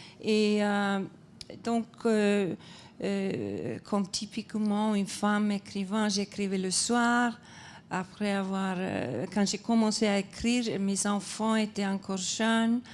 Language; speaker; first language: French; non-native, fluent; Icelandic